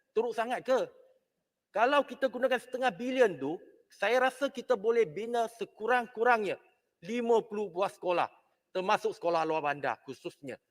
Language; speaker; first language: Malay; non-native, local second language; Chinese